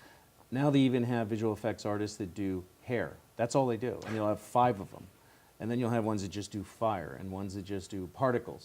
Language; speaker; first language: English; native; English